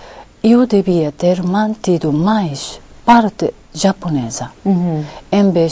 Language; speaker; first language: Portuguese; non-native, fluent; Japanese